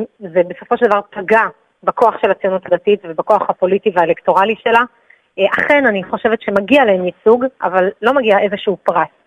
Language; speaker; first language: Hebrew; native; Hebrew